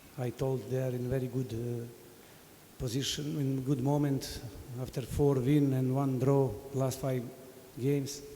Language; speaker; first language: English; non-native, fluent; Serbian